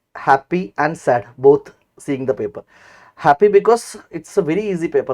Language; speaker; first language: English; non-native, local second language; Malayalam